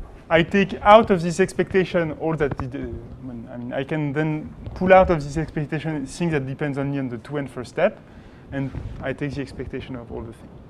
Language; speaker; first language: English; non-native, fluent; French